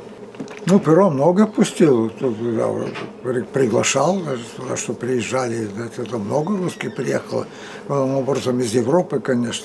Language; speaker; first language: Russian; early bilingual, heritage; Russian